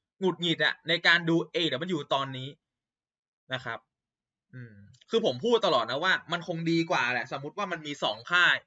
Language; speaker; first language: Thai; native; Thai